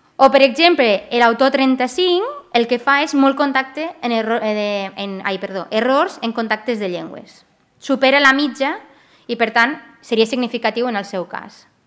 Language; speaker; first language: Catalan; native; Catalan